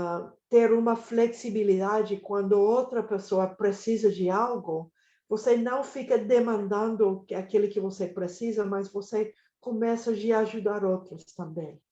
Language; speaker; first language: Portuguese; non-native, fluent; Spanish